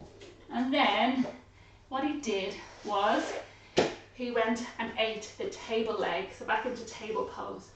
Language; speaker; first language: English; native; English